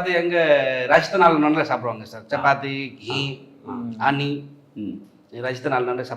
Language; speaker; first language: Tamil; non-native, learner; Hindi